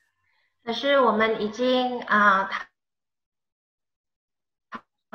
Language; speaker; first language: Chinese; non-native, fluent; Indonesian